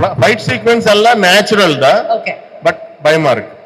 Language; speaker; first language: Tamil; non-native, learner; Telugu